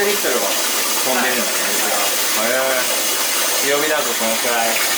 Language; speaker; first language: Japanese; native; Japanese